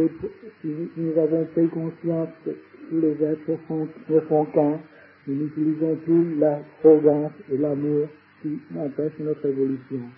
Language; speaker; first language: French; non-native, fluent; Vietnamese